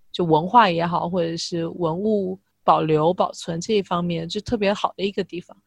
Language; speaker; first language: Chinese; non-native, local second language; Min Nan Chinese